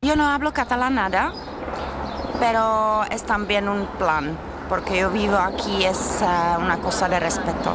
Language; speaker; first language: Spanish; non-native, fluent; Czech